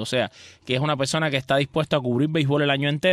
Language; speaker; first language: Spanish; native; Spanish